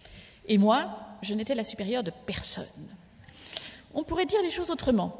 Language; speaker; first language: French; native; French